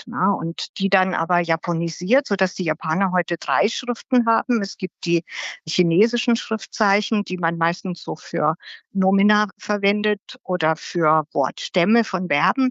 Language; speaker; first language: German; native; German